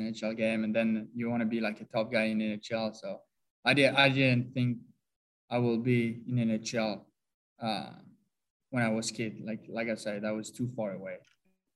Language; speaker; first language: English; non-native, fluent; French